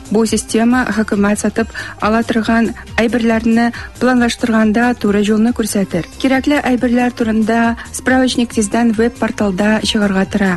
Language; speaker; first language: Tatar; early bilingual, heritage; Tatar